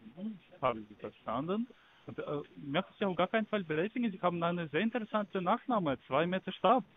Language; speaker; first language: German; non-native, learner; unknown